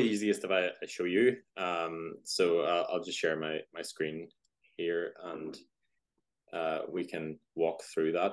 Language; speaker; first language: English; native; English